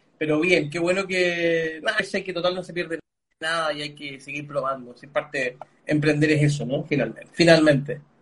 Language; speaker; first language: Spanish; early bilingual, other home language; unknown